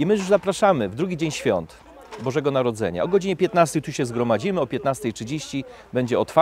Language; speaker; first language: Polish; native; Polish